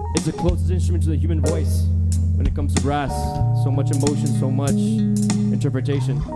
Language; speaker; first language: English; early bilingual, other home language; Spanish